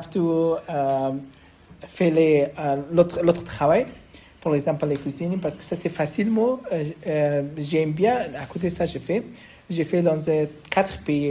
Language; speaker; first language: French; non-native, learner; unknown